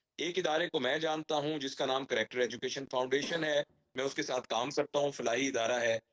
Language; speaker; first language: Urdu; non-native, local second language; Punjabi